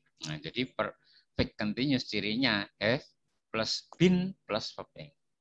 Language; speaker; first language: English; non-native, fluent; Javanese